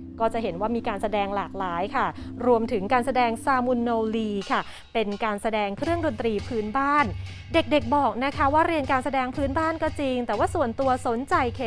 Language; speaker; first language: Thai; native; Thai